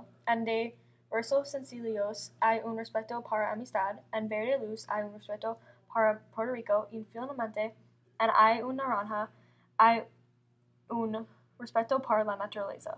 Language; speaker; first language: Spanish; non-native, learner; English